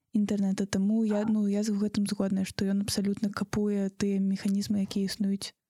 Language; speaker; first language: Belarusian; non-native, local second language; Russian